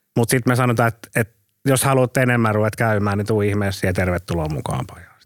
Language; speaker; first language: Finnish; native; Finnish